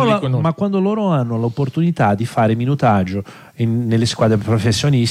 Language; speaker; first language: Italian; non-native, fluent; Portuguese